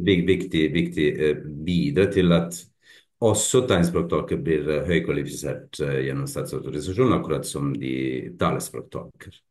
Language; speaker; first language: Norwegian; non-native, fluent; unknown